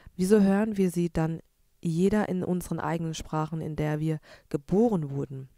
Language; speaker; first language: German; native; German